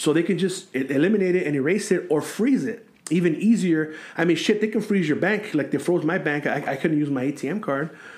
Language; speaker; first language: English; native; English